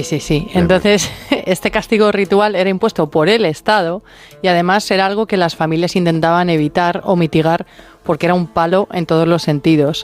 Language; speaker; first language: Spanish; native; Spanish